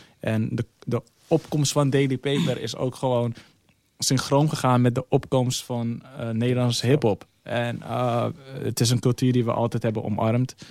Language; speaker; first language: Dutch; early bilingual, other home language; Somali